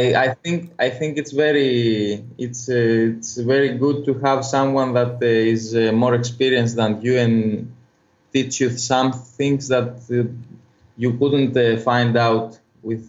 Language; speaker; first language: English; non-native, fluent; Greek